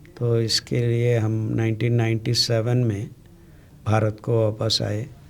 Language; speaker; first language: Hindi; non-native, local second language; Telugu